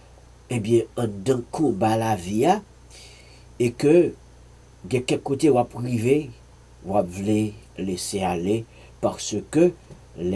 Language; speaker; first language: French; non-native, learner; Haitian Creole